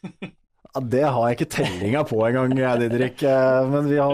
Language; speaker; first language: Norwegian; native; Norwegian